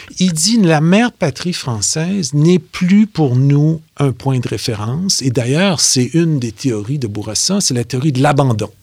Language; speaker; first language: French; native; French